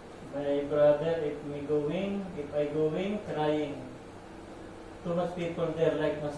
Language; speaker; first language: English; non-native, learner; Filipino